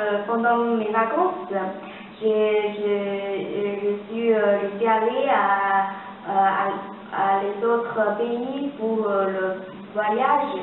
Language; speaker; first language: French; non-native, learner; Chinese